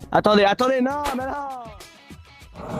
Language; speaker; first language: French; native; French